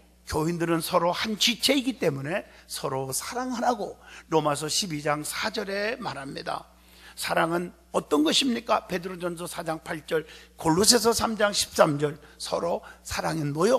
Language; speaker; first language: Korean; native; Korean